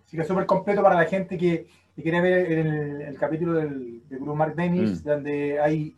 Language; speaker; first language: Spanish; native; Spanish